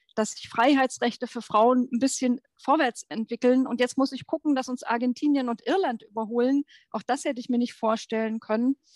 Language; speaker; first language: German; native; German